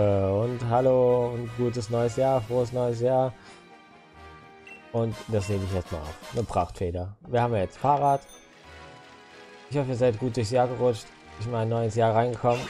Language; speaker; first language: German; native; German